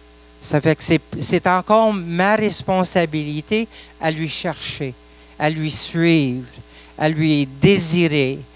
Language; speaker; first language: French; non-native, local second language; English